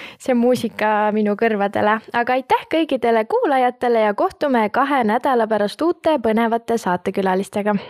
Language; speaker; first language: Estonian; native; Estonian